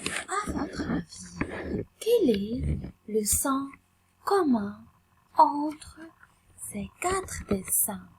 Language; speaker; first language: French; non-native, local second language; Arabic